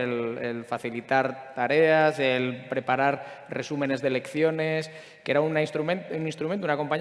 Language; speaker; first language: Spanish; native; Spanish